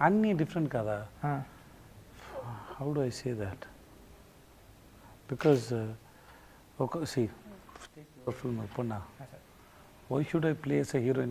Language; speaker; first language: Telugu; non-native, learner; Tamil